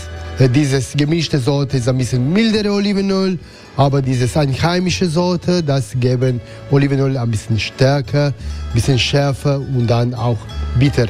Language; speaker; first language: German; non-native, learner; Croatian